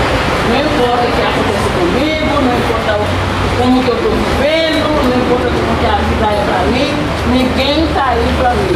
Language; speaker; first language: Portuguese; non-native, learner; Haitian Creole